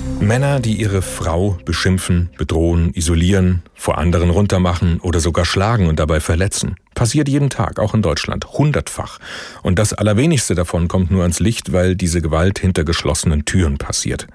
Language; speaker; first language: German; native; German